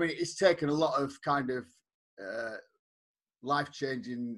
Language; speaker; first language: English; native; English